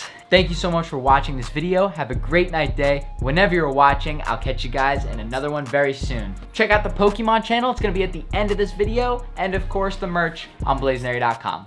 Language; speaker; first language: English; native; English